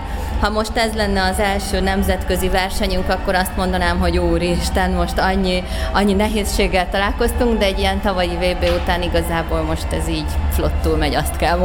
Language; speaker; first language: Hungarian; native; Hungarian